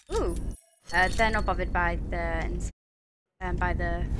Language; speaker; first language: English; native; English